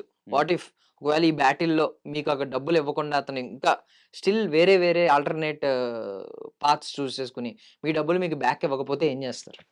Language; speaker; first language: Telugu; native; Telugu